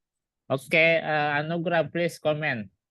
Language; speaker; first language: English; non-native, learner; Indonesian